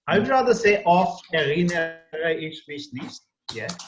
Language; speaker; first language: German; non-native, learner; English